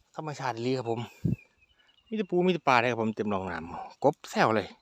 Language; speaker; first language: Thai; native; Thai